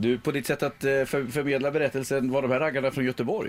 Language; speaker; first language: Swedish; native; Swedish